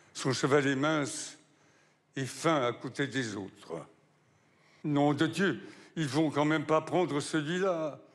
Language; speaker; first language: French; native; French